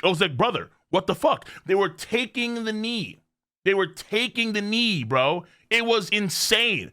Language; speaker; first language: English; native; English